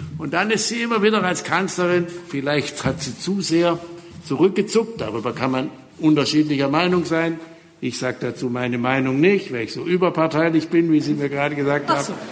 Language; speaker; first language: German; native; German